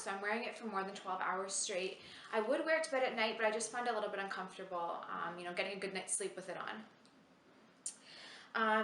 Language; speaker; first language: English; native; English